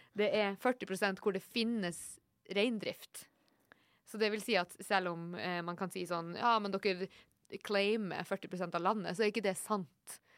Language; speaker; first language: Norwegian; native; Norwegian